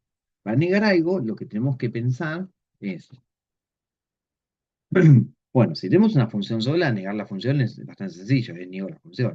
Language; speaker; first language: Spanish; native; Spanish